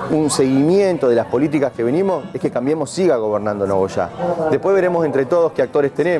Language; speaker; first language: Spanish; native; Spanish